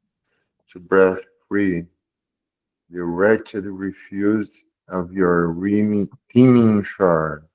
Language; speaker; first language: English; non-native, learner; Portuguese